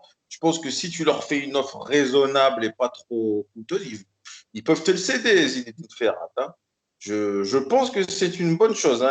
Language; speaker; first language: French; native; French